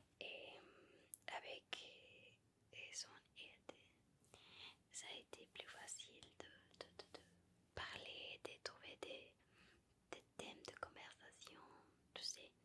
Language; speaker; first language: French; non-native, learner; Spanish